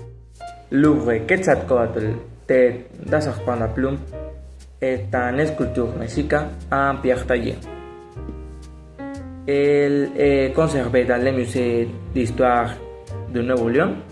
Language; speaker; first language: French; non-native, learner; Spanish